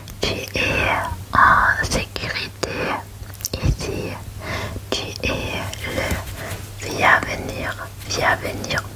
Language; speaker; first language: French; non-native, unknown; German